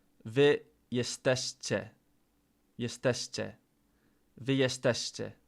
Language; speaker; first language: Polish; non-native, learner; English